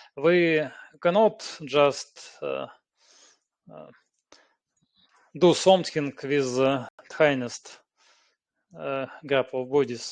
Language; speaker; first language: English; non-native, learner; Russian